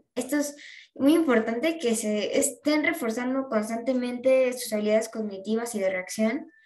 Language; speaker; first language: Spanish; native; Spanish